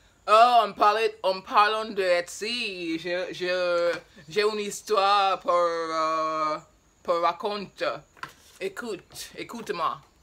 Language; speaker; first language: French; non-native, learner; English